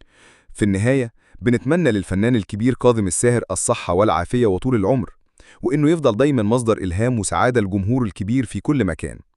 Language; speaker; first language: Arabic; native; Arabic